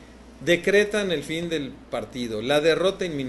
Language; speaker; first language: Spanish; native; Spanish